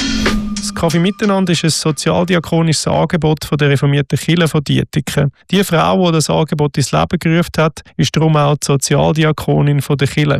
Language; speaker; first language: German; native; German